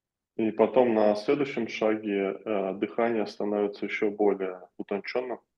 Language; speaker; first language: Russian; native; Russian